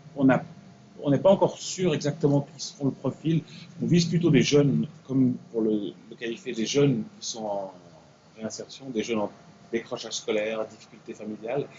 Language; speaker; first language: French; native; French